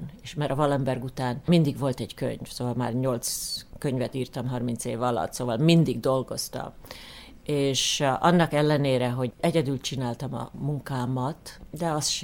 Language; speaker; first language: Hungarian; early bilingual, heritage; Hungarian